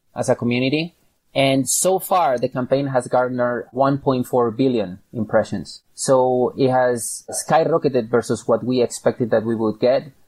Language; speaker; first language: English; non-native, fluent; Catalan